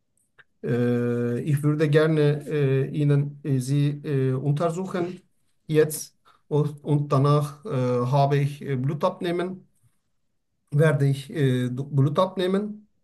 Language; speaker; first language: German; non-native, learner; Turkish